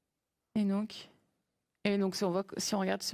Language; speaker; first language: French; native; French